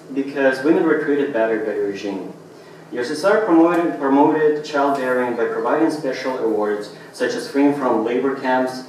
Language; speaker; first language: English; non-native, fluent; Russian